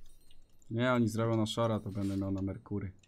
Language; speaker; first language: Polish; native; Polish